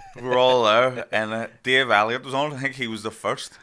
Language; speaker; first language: English; native; English